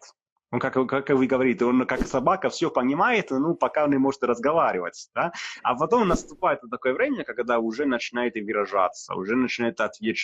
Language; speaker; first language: Russian; non-native, fluent; Italian